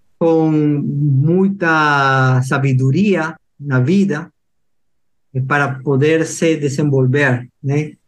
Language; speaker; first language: Portuguese; non-native, fluent; Spanish